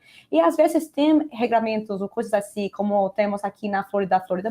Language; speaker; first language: Portuguese; non-native, fluent; Spanish